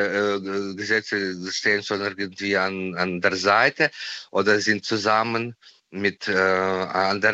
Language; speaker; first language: German; non-native, fluent; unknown